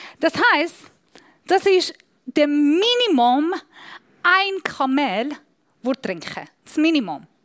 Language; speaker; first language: German; non-native, fluent; Persian